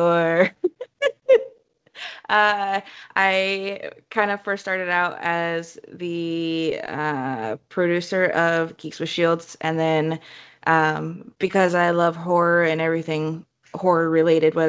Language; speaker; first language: English; native; English